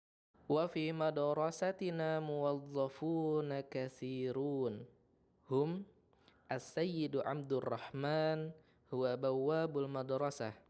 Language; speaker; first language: Arabic; non-native, fluent; Indonesian